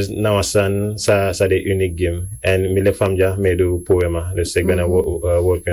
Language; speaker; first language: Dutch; non-native, local second language; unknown